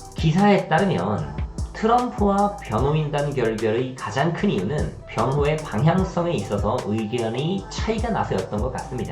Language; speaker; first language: Korean; native; Korean